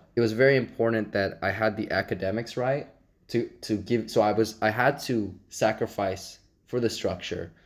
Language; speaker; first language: English; native; English